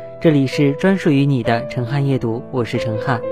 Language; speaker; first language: Chinese; native; Chinese